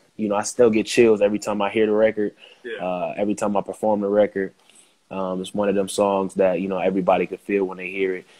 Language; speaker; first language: English; native; English